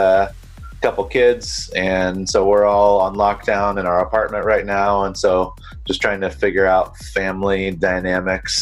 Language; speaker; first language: English; native; English